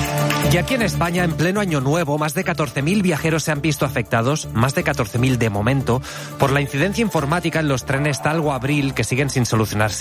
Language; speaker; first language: Spanish; native; Spanish